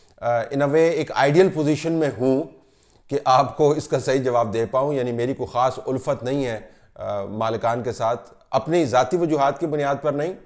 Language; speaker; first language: Urdu; native; Urdu